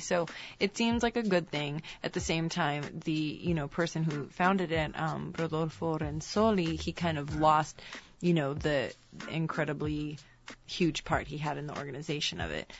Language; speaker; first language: English; native; English